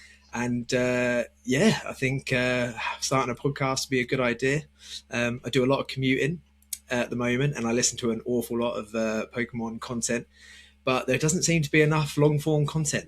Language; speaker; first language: English; native; English